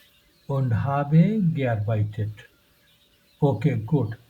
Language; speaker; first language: German; non-native, fluent; Bangla